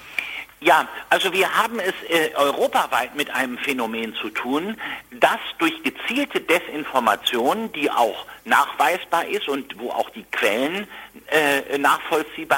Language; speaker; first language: German; native; German